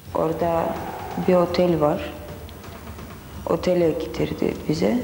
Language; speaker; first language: Turkish; non-native, learner; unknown